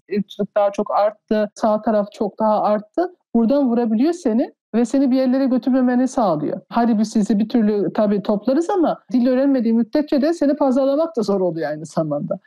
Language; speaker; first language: Turkish; early bilingual, heritage; Turkish